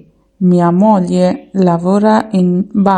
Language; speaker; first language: Italian; non-native, fluent; Bangla